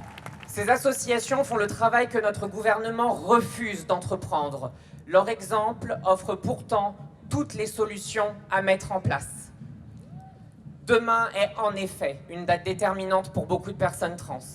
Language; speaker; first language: French; native; French